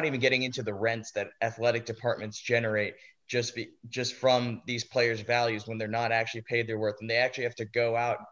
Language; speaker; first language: English; native; English